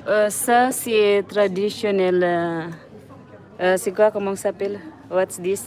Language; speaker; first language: French; non-native, learner; Filipino